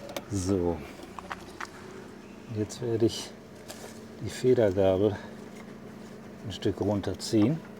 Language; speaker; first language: German; native; German